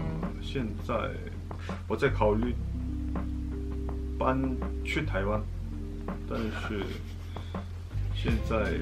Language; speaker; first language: Chinese; non-native, learner; Korean